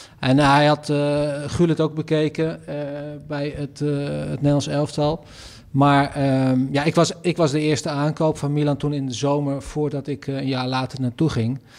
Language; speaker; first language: Dutch; native; Dutch